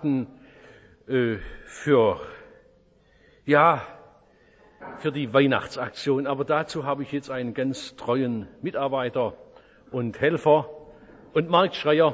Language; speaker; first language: German; native; German